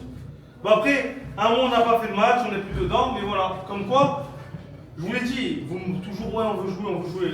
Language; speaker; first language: French; native; French